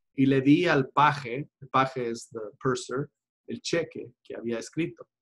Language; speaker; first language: Spanish; early bilingual, heritage; Spanish